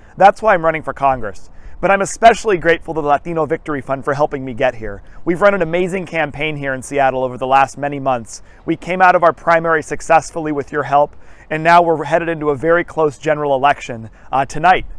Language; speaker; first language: English; early bilingual, other home language; Spanish